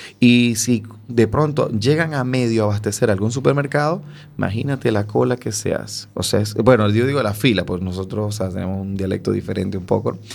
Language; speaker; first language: Spanish; native; Spanish